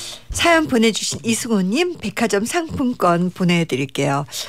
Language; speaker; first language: Korean; native; Korean